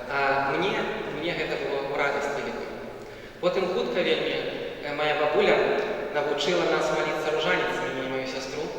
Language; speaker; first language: Belarusian; native; Belarusian